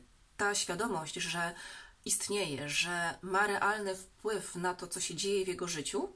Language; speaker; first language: Polish; native; Polish